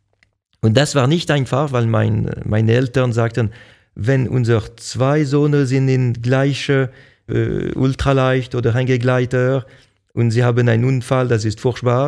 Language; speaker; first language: German; non-native, local second language; French